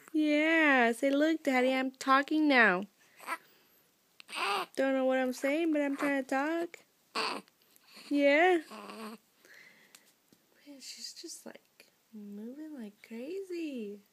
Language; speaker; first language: English; early bilingual, other home language; Spanish